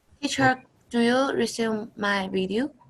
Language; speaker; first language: English; non-native, learner; Chinese